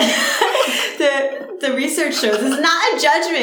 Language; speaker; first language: English; early bilingual, other home language; Cantonese